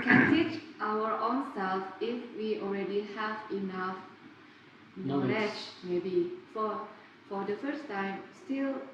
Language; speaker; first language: English; non-native, learner; Indonesian